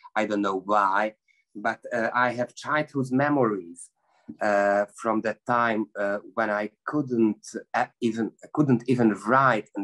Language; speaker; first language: English; non-native, fluent; Hungarian